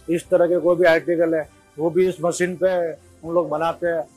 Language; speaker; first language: Hindi; non-native, local second language; Gujarati